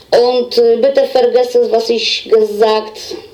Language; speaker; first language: German; non-native, learner; Polish